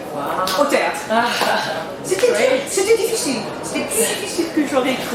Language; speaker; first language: French; non-native, learner; English